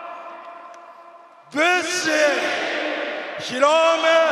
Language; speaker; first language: Japanese; native; Japanese